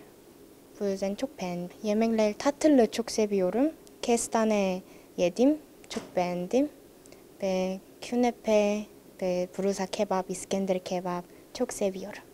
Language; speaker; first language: Turkish; non-native, learner; Korean